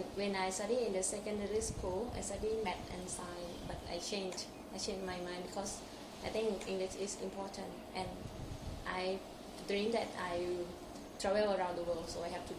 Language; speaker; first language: English; non-native, local second language; Thai